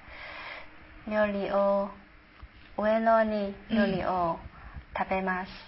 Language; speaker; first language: Japanese; non-native, learner; Chinese